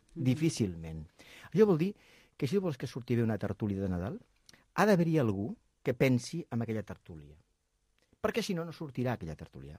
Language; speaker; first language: Catalan; native; Catalan